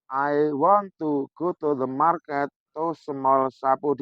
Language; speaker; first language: English; non-native, fluent; Indonesian